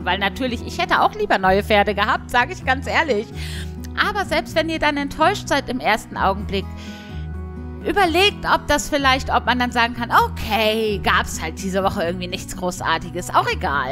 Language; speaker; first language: German; native; German